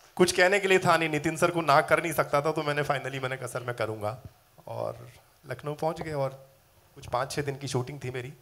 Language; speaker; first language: Hindi; native; Hindi